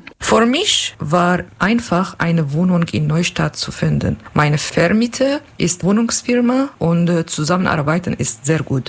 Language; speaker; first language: German; non-native, learner; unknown